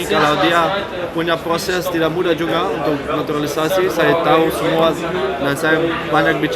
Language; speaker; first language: Indonesian; non-native, fluent; Dutch